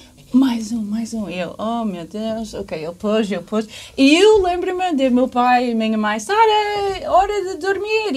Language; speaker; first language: Portuguese; early bilingual, heritage; English